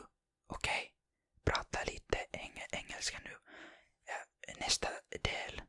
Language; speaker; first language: Swedish; non-native, learner; Finnish